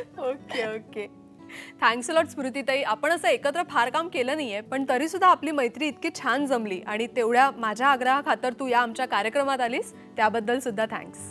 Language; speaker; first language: Marathi; native; Marathi